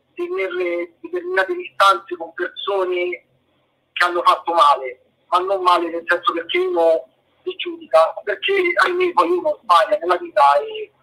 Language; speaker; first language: Italian; native; Italian